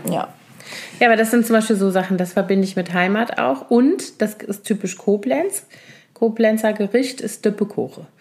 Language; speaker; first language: German; native; German